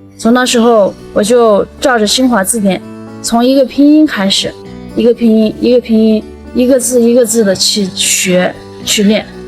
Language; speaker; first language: Chinese; non-native, local second language; Tibetan